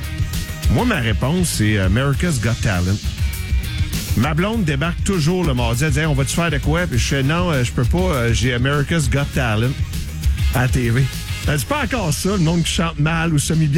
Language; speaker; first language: French; native; French